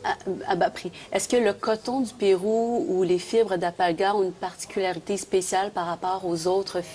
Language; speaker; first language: French; native; French